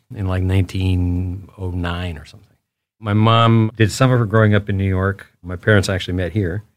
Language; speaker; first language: English; early bilingual, other home language; Spanish